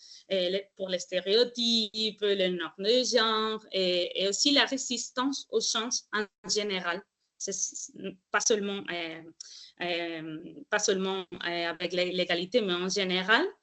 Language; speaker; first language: French; non-native, fluent; Spanish